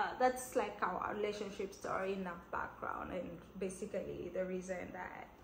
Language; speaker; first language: English; non-native, local second language; Kamba